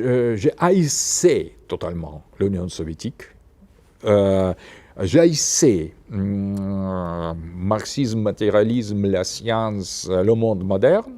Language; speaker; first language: French; non-native, fluent; Russian